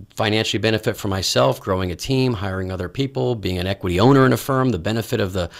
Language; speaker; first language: English; native; English